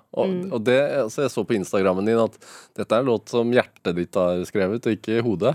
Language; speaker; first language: Norwegian; native; Norwegian